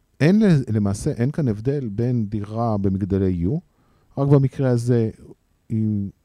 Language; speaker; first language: Hebrew; native; Hebrew